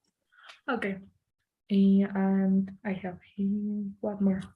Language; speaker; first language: English; non-native, learner; Spanish